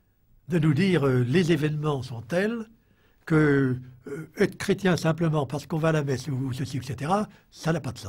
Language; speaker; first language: French; native; French